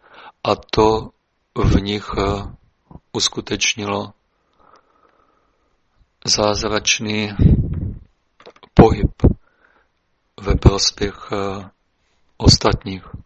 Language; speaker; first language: Czech; native; Czech